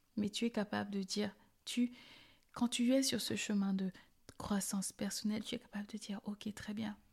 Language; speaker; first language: French; native; French